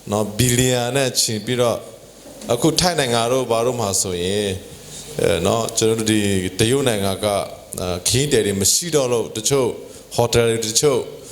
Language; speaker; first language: Burmese; non-native, local second language; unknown